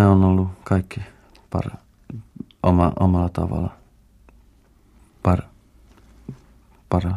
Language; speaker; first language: Finnish; non-native, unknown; English